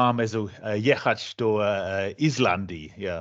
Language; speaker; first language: Polish; non-native, learner; English